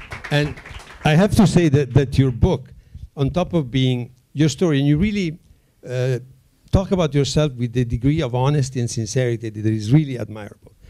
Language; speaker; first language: English; non-native, fluent; Italian